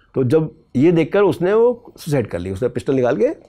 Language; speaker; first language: Hindi; native; Hindi